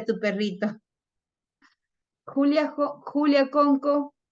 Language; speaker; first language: Spanish; native; Spanish